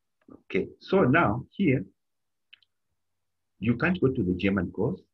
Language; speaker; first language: English; non-native, local second language; Bemba